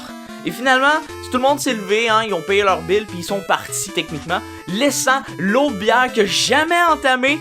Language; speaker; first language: French; native; French